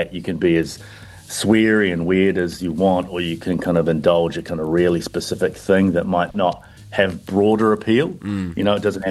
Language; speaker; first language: English; native; English